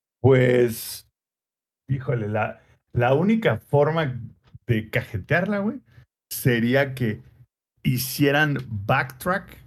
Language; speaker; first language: Spanish; native; Spanish